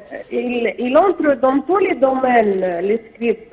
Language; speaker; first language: French; non-native, fluent; Arabic